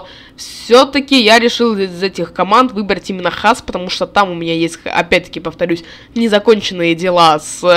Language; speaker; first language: Russian; native; Russian